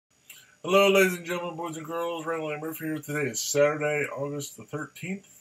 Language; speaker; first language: English; native; English